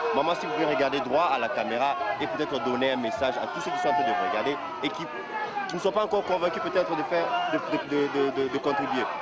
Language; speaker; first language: French; non-native, local second language; Lingala